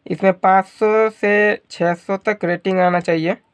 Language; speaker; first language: Hindi; non-native, local second language; Bangla